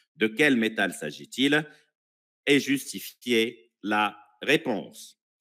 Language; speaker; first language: French; non-native, local second language; Arabic